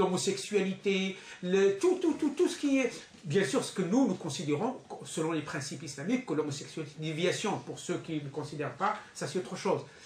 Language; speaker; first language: French; non-native, local second language; Arabic